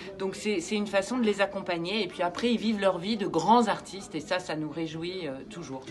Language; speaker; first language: French; native; French